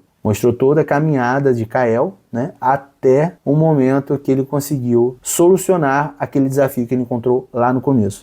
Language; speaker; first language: Portuguese; native; Portuguese